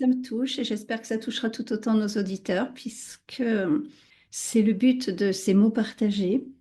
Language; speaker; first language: French; native; French